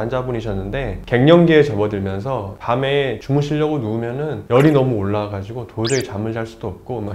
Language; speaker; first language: Korean; native; Korean